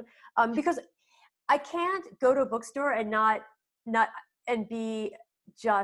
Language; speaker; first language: English; native; English